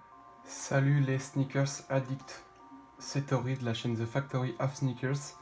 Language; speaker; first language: French; native; French